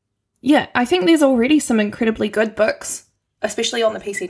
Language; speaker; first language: English; native; English